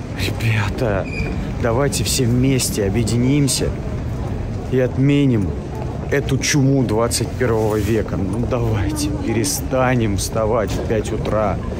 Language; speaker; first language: Russian; native; Russian